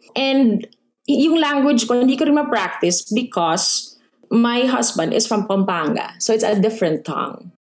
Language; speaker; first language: Filipino; early bilingual, other home language; Waray